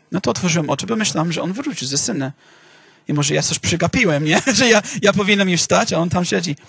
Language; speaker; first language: Polish; non-native, fluent; English